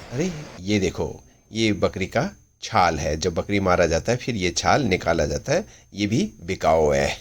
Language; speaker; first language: Hindi; non-native, local second language; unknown